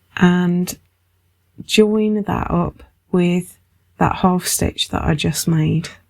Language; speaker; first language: English; native; English